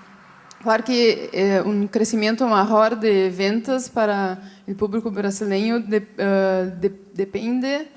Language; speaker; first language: Spanish; non-native, fluent; Portuguese